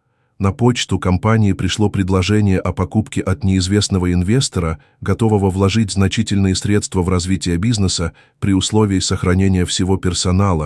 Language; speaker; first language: Russian; native; Russian